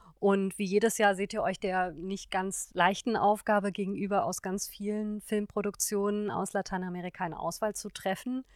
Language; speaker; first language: German; native; German